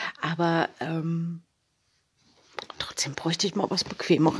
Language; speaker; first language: German; native; German